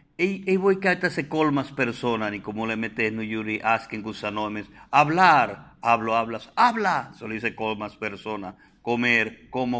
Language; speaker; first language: Finnish; non-native, fluent; Spanish